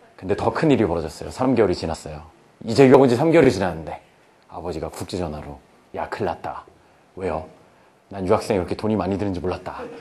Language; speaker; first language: Korean; native; Korean